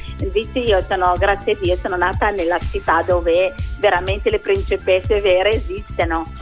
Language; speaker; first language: Italian; non-native, fluent; Arabic